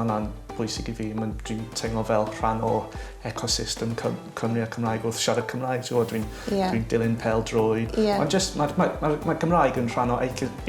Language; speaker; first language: Welsh; non-native, local second language; English